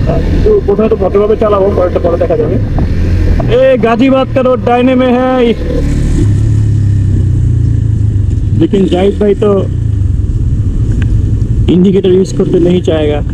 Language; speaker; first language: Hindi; non-native, learner; Bangla